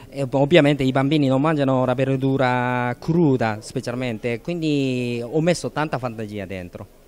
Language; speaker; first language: Italian; non-native, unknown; Japanese